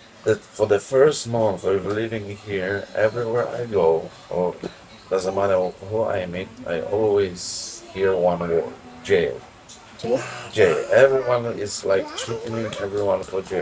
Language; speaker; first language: English; non-native, learner; Polish